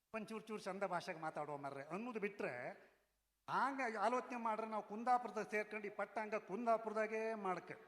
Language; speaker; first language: Kannada; non-native, local second language; Konkani